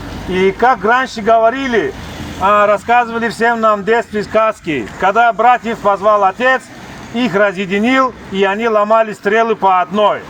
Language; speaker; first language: Russian; native; Russian